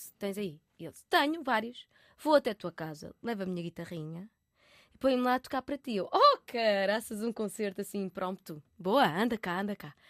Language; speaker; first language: Portuguese; native; Portuguese